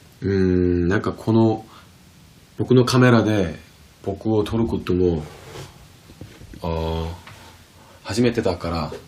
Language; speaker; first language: Japanese; non-native, fluent; Korean